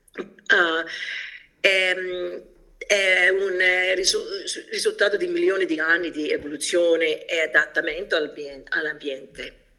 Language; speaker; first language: Italian; early bilingual, heritage; Italian